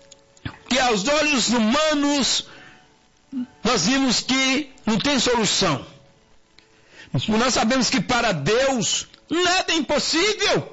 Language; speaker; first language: Portuguese; native; Portuguese